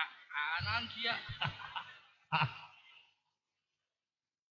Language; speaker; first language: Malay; non-native, local second language; Sundanese